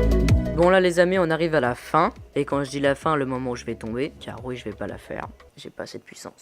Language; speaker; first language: French; native; French